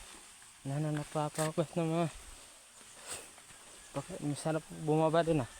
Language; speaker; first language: Filipino; non-native, local second language; Cebuano